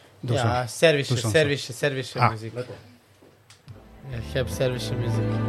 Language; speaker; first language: Dutch; non-native, learner; Serbian